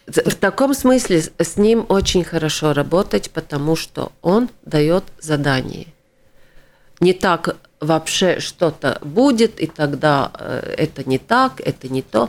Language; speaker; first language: Russian; non-native, local second language; Latvian